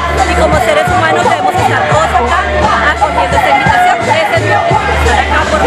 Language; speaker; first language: Spanish; native; Spanish